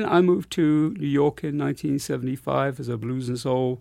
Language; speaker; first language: English; native; English